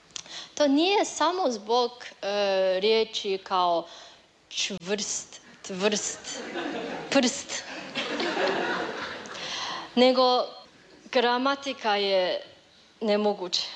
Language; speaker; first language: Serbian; non-native, learner; Chinese